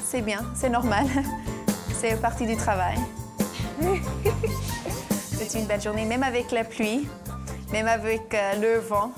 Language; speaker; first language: French; non-native, fluent; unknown